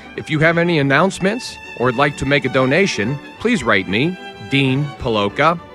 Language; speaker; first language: English; native; English